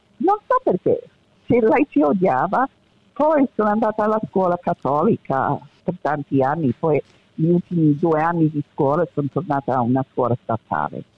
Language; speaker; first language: Italian; early bilingual, heritage; Italian